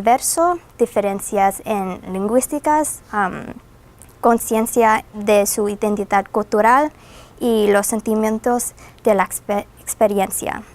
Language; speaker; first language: Spanish; non-native, fluent; English